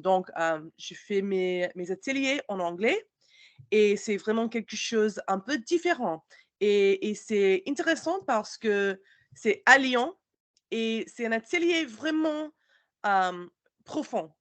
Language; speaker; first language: French; non-native, learner; English